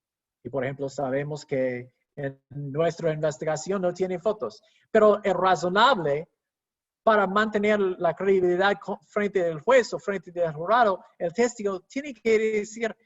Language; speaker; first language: Spanish; non-native, fluent; English